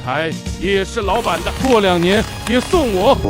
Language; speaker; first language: Chinese; native; Chinese